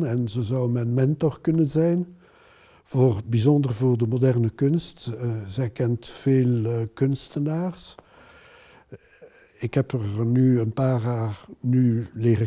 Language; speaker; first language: Dutch; non-native, local second language; French